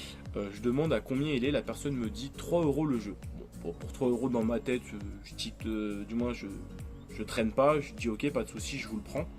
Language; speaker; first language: French; native; French